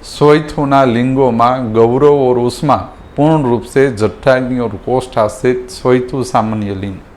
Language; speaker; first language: Hindi; non-native, local second language; Gujarati